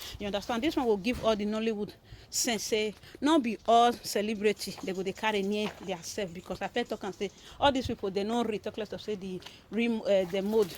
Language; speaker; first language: Nigerian Pidgin; native; Nigerian Pidgin